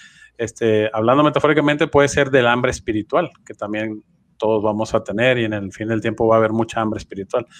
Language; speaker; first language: Spanish; native; Spanish